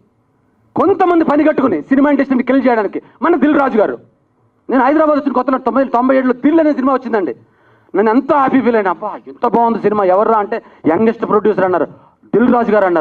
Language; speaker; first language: Telugu; native; Telugu